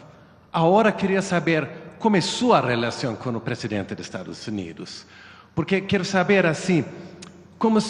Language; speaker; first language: Spanish; non-native, learner; Swedish